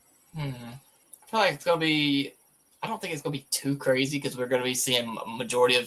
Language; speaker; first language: English; native; English